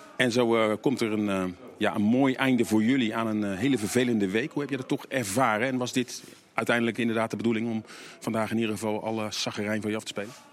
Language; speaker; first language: Dutch; native; Dutch